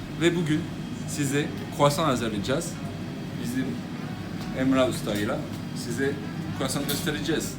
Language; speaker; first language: Turkish; non-native, learner; French